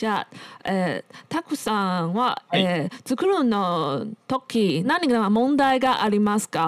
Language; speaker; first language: Japanese; non-native, learner; Chinese